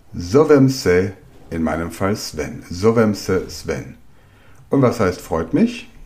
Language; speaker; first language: German; native; German